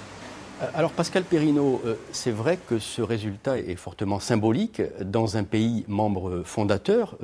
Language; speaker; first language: French; native; French